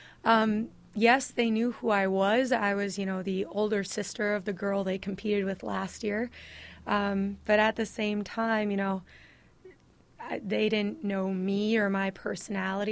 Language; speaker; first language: English; native; English